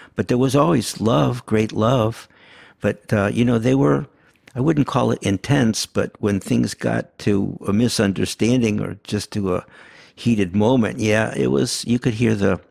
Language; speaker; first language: English; early bilingual, other home language; Yiddish